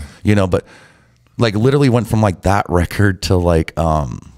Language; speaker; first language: English; native; English